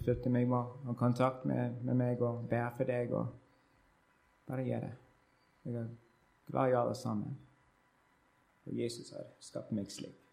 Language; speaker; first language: Norwegian; non-native, learner; English